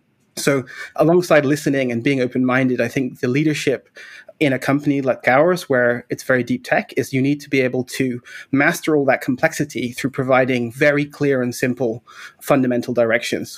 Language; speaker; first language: English; native; English